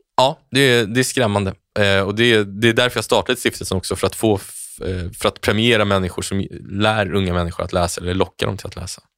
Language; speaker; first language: Swedish; native; Swedish